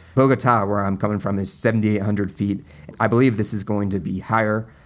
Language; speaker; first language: English; native; English